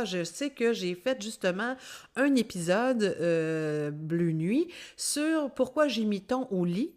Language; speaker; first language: French; native; French